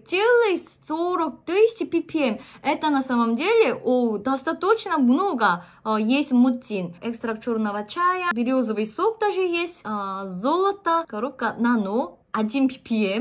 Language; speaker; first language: Russian; non-native, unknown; Korean